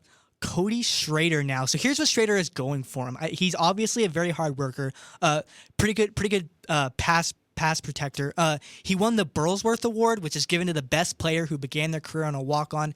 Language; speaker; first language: English; native; English